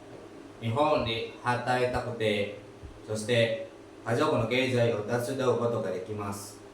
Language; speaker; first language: Japanese; non-native, learner; Indonesian